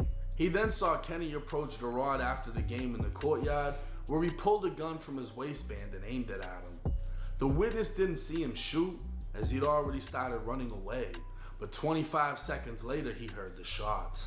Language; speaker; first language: English; native; English